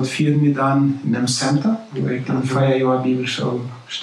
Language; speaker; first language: German; non-native, learner; Plautdietsch